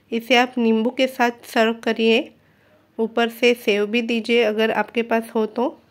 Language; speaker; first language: Hindi; non-native, local second language; Marathi